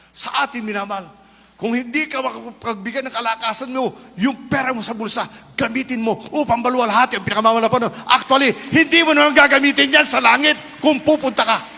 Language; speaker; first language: Filipino; non-native, local second language; Iloko